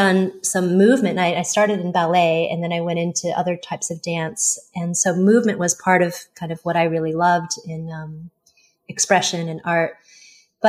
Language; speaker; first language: English; early bilingual, other home language; Chinese